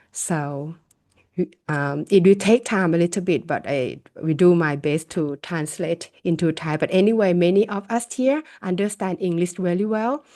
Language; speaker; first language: English; non-native, fluent; Thai